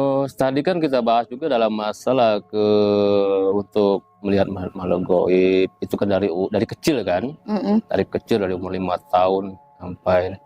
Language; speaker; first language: Indonesian; native; Indonesian